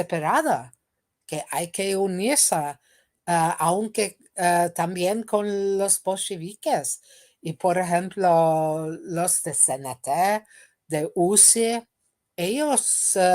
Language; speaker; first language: Spanish; non-native, fluent; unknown